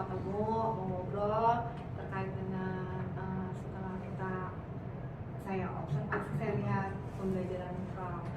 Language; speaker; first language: Malay; native; Malay